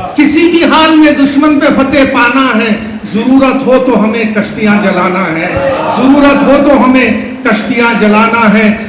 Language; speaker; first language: Urdu; native; Urdu